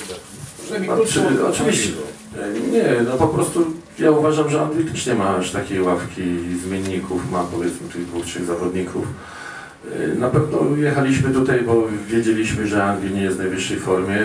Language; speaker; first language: Polish; native; Polish